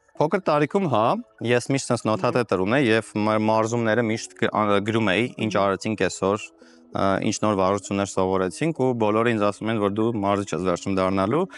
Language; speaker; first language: Armenian; native; Armenian